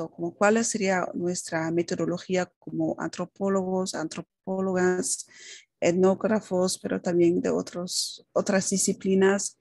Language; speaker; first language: Spanish; non-native, fluent; Dutch